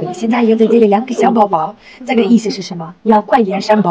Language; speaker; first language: Chinese; non-native, learner; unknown